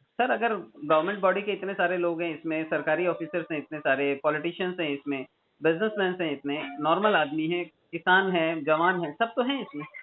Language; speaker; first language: Hindi; native; Hindi